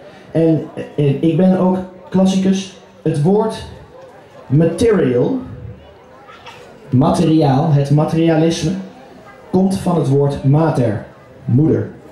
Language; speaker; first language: Dutch; native; Dutch